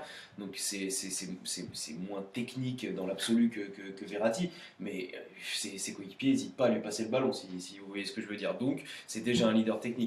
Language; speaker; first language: French; native; French